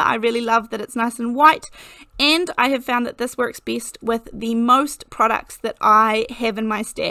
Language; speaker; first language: English; native; English